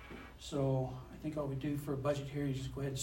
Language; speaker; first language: English; native; English